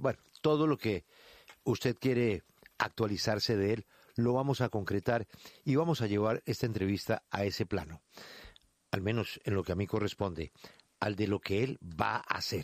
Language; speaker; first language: Spanish; native; Spanish